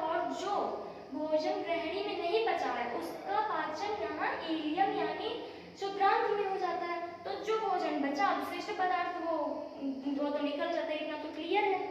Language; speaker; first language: Hindi; native; Hindi